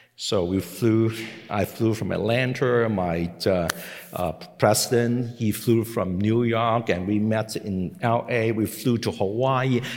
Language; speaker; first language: English; non-native, local second language; Cantonese